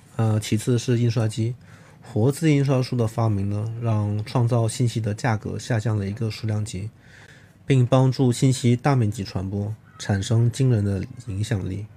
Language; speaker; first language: Chinese; non-native, local second language; Cantonese